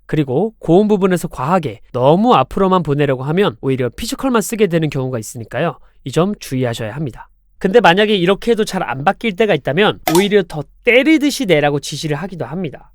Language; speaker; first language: Korean; native; Korean